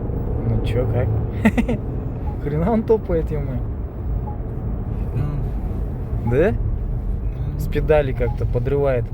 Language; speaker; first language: Russian; native; Russian